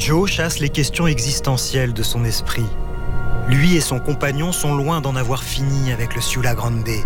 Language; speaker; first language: French; native; French